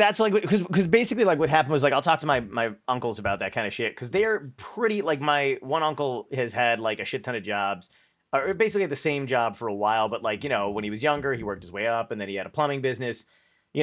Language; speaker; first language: English; native; English